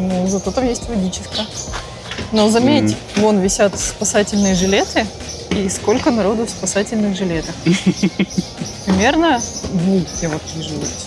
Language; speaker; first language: Russian; native; Russian